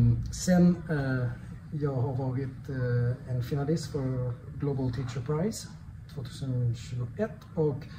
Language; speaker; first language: Swedish; non-native, fluent; French